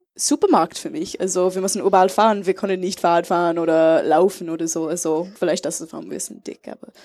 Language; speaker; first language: German; non-native, fluent; English